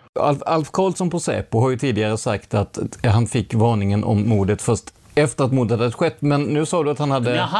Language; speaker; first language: Swedish; native; Swedish